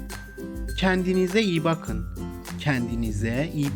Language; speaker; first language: Turkish; non-native, fluent; Persian